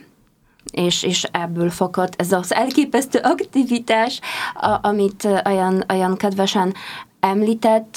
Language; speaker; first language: Hungarian; non-native, fluent; Polish